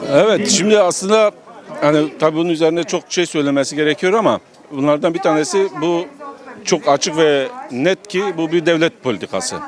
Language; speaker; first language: Turkish; native; Turkish